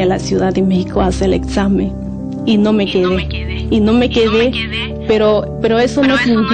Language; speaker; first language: Spanish; non-native, local second language; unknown